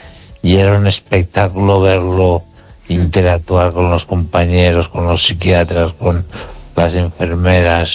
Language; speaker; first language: Spanish; native; Spanish